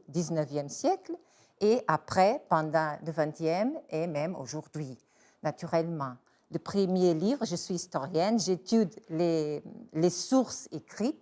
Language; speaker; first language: French; non-native, fluent; Portuguese